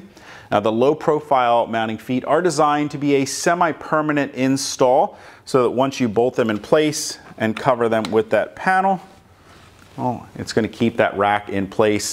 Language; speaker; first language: English; native; English